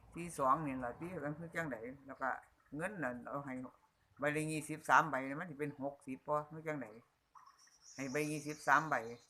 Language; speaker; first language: Thai; native; Thai